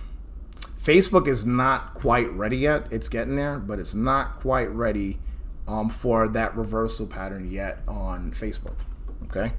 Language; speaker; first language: English; native; English